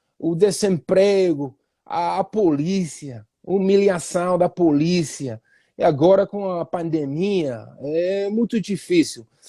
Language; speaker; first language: Portuguese; non-native, fluent; English